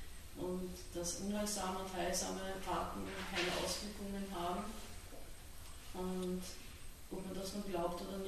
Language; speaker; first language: German; native; German